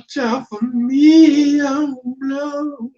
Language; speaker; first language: English; native; English